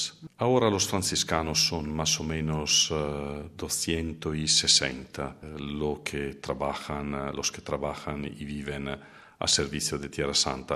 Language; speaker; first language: Spanish; non-native, fluent; Italian